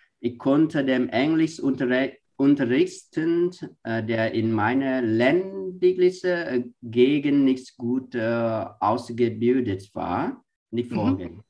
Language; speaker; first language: German; non-native, learner; Vietnamese